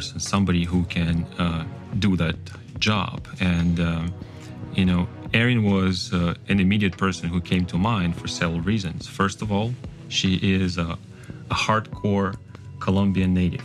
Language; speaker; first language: English; non-native, fluent; Kazakh